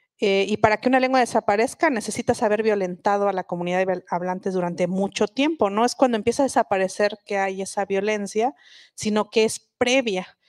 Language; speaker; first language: Spanish; non-native, local second language; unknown